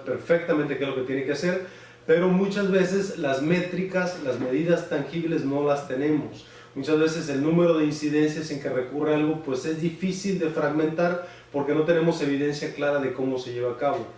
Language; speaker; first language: Spanish; native; Spanish